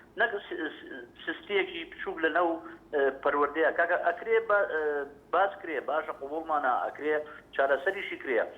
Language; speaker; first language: Central Kurdish; native; Central Kurdish